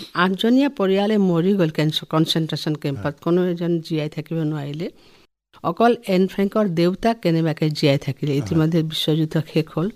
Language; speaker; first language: Assamese; non-native, local second language; Nepali